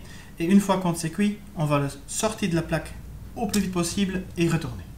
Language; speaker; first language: French; native; French